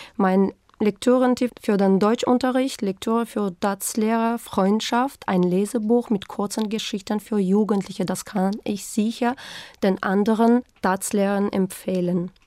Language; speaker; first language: German; non-native, fluent; Uzbek